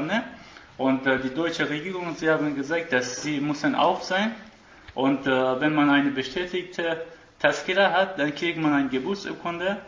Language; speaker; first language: German; non-native, learner; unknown